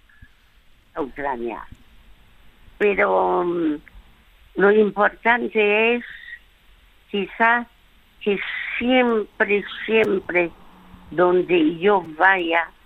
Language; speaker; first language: Spanish; early bilingual, other home language; French